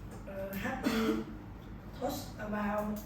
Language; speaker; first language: English; non-native, learner; Vietnamese